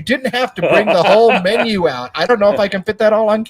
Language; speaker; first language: English; native; English